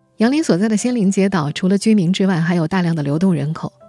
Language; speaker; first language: Chinese; native; Chinese